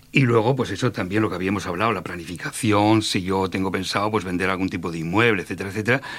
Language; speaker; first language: Spanish; native; Spanish